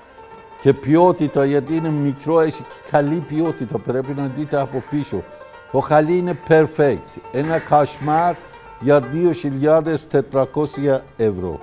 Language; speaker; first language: Greek; non-native, learner; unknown